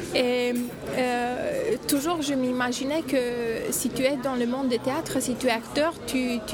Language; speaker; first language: French; non-native, fluent; Romanian